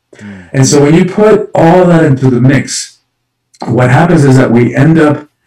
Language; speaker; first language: English; early bilingual, other home language; Spanish